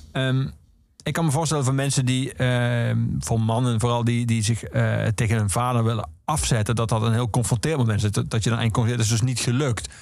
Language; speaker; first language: Dutch; native; Dutch